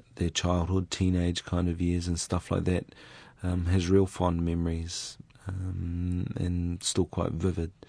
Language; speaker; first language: English; native; English